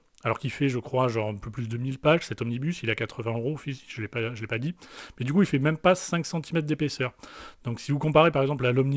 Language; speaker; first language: French; native; French